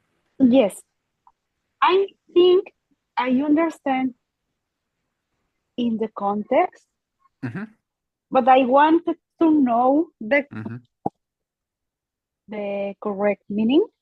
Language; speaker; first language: English; non-native, learner; Spanish